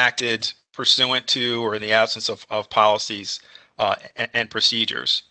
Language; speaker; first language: English; native; English